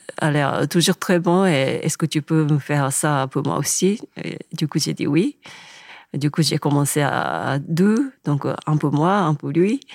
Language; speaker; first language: French; non-native, fluent; Japanese